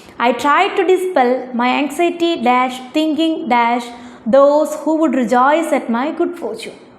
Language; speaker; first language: English; non-native, local second language; Malayalam